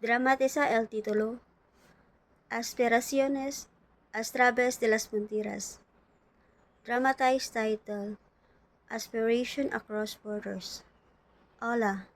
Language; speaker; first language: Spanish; non-native, learner; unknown